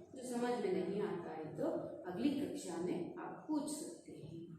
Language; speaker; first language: Hindi; non-native, local second language; Kannada